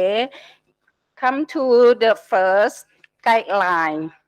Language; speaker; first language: English; non-native, learner; Thai